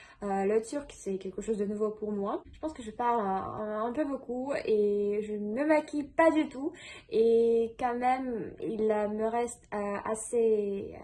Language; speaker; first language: French; non-native, fluent; Russian